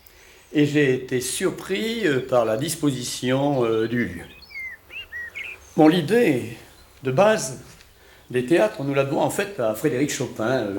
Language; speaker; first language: French; native; French